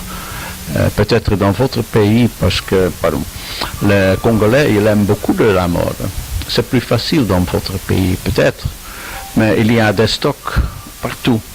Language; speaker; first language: French; non-native, learner; Dutch